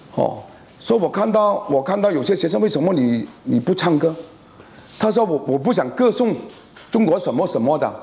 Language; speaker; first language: Chinese; native; Chinese